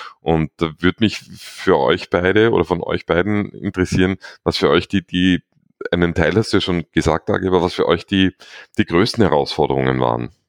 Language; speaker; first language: German; native; German